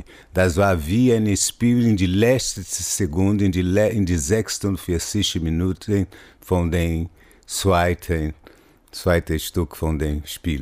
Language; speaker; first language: German; non-native, fluent; Portuguese